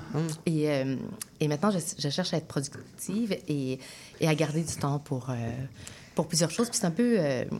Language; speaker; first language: French; native; French